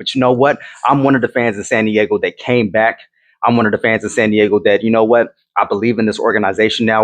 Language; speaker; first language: English; native; English